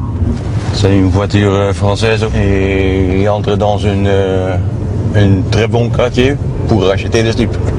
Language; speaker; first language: French; non-native, learner; Dutch